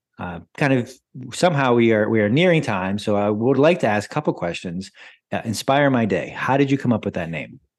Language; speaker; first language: English; native; English